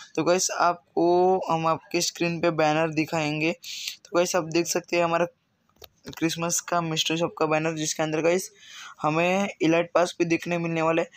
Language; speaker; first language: Hindi; native; Hindi